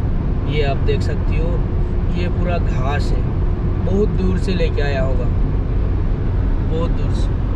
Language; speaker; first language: Hindi; non-native, local second language; Bangla